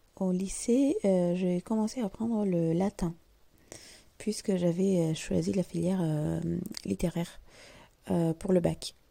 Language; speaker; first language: French; non-native, fluent; Greek